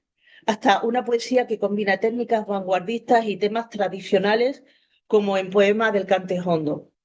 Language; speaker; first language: Spanish; native; Spanish